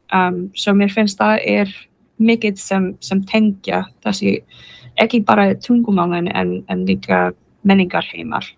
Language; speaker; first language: Icelandic; non-native, fluent; English